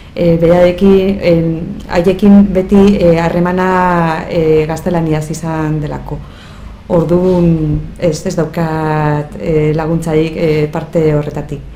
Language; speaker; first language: Basque; non-native, local second language; Spanish